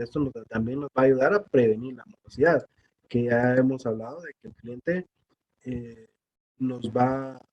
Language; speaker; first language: Spanish; native; Spanish